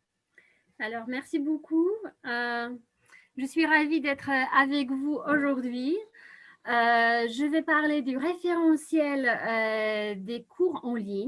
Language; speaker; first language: French; non-native, fluent; Polish